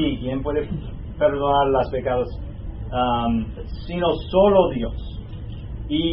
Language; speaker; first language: Spanish; non-native, fluent; English